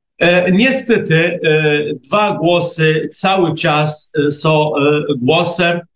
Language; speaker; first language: Polish; non-native, fluent; Arabic